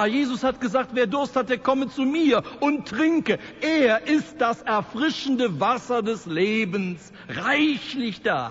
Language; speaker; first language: German; native; German